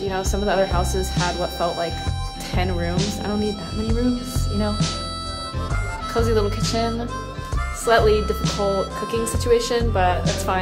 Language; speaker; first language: English; native; English